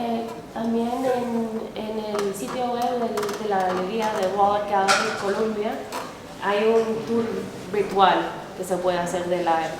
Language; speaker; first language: Spanish; non-native, fluent; English